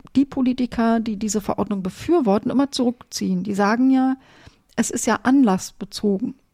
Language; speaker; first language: German; native; German